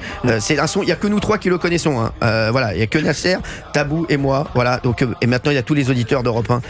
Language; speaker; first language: French; native; French